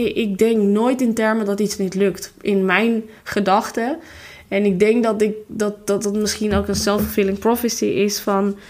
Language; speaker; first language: Dutch; non-native, fluent; Albanian